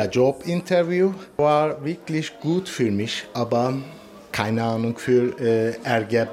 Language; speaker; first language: German; non-native, learner; Turkish